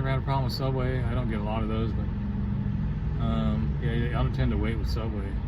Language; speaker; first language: English; native; English